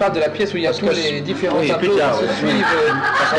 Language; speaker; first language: French; native; French